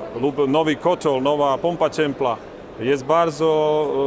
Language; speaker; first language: Polish; non-native, learner; Slovak